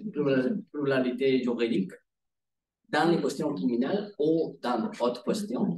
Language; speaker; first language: French; non-native, learner; Spanish